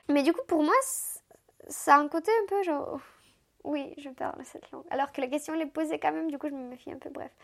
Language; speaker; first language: French; non-native, fluent; Romanian